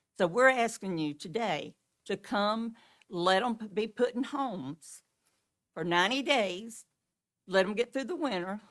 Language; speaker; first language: English; native; English